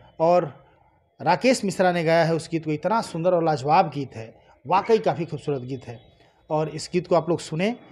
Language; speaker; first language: Hindi; native; Hindi